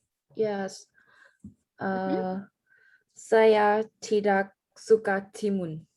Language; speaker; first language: Indonesian; non-native, learner; Thai